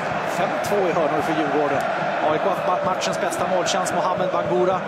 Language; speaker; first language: Swedish; native; Swedish